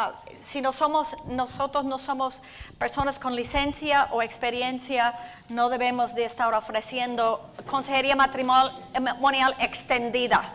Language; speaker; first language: Spanish; non-native, fluent; English